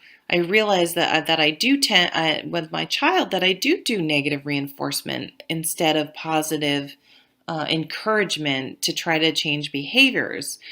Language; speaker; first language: English; native; English